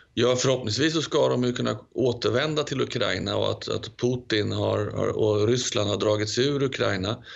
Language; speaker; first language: Swedish; native; Swedish